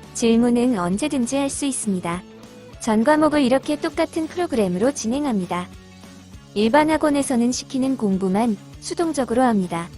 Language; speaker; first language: Korean; native; Korean